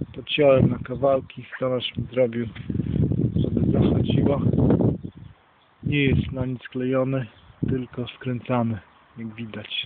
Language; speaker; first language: Polish; native; Polish